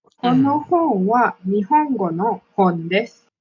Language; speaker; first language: Japanese; non-native, learner; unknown